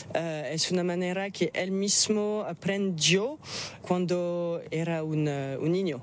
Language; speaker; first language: Spanish; non-native, fluent; French